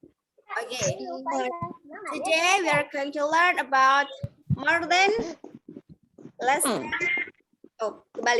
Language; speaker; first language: English; non-native, local second language; Indonesian